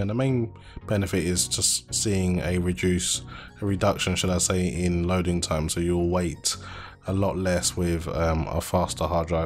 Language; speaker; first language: English; native; English